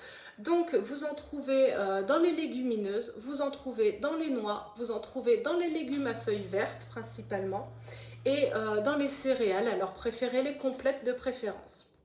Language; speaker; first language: French; native; French